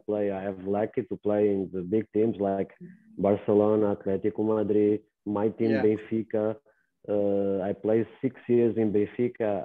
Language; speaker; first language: English; non-native, learner; Portuguese